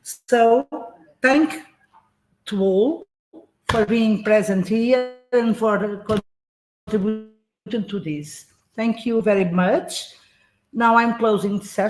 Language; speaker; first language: English; non-native, fluent; Portuguese